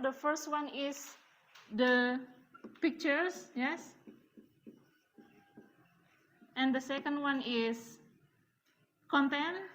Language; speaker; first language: English; non-native, learner; Indonesian